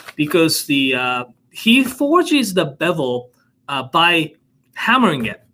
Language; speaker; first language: English; non-native, fluent; Japanese